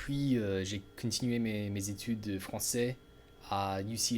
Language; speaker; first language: French; non-native, learner; English